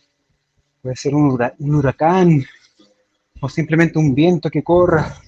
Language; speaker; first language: Spanish; native; Spanish